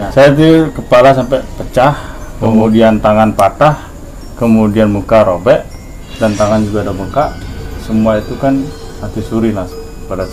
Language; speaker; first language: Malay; non-native, local second language; Balinese